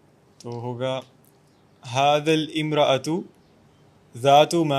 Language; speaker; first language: Arabic; non-native, learner; Urdu